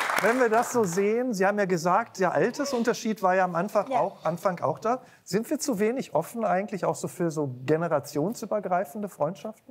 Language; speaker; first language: German; native; German